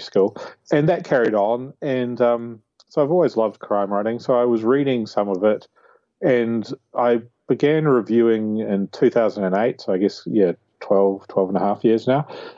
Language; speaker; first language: English; native; English